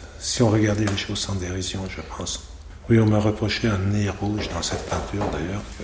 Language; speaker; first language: French; native; French